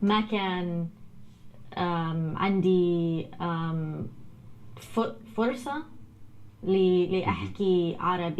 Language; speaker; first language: Arabic; non-native, learner; English